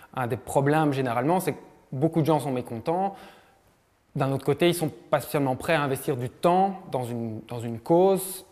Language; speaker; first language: French; native; French